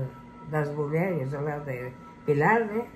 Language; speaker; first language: Portuguese; non-native, local second language; Japanese